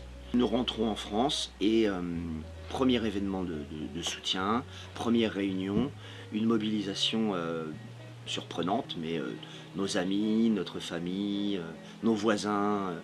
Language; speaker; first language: French; native; French